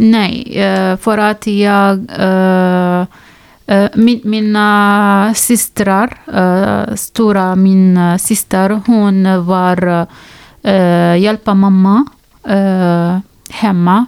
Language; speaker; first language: Swedish; non-native, learner; Arabic